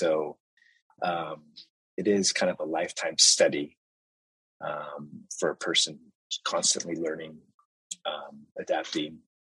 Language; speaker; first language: English; early bilingual, other home language; Spanish